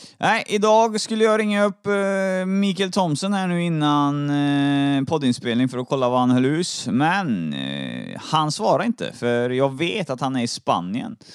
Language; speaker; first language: Swedish; native; Swedish